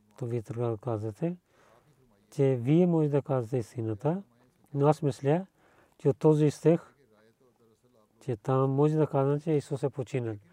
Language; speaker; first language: Bulgarian; non-native, learner; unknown